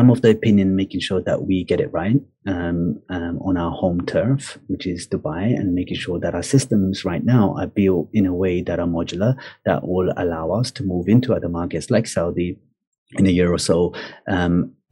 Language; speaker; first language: English; native; English